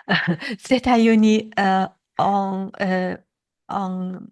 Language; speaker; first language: French; non-native, learner; Chinese